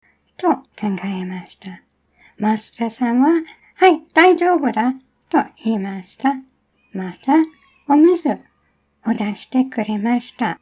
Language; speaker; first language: Japanese; non-native, learner; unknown